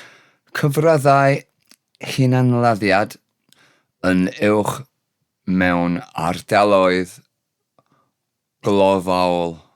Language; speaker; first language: Welsh; non-native, learner; English